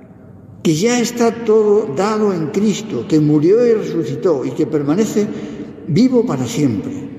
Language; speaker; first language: Spanish; native; Spanish